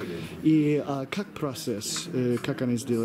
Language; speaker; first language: Russian; non-native, learner; English